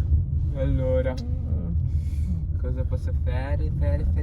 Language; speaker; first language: Italian; early bilingual, other home language; Filipino